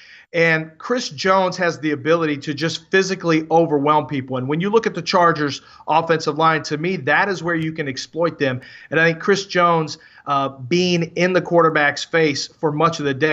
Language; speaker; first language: English; native; English